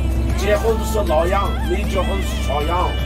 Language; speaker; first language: Chinese; non-native, local second language; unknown